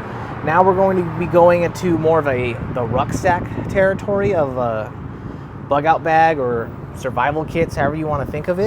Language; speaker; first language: English; native; English